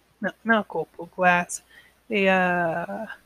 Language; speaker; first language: Portuguese; non-native, learner; English